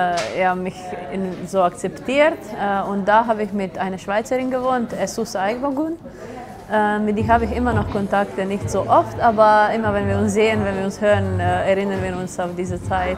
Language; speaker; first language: German; non-native, fluent; Slovenian